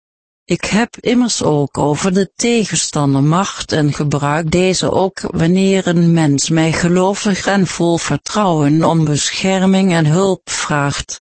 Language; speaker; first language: Dutch; native; Dutch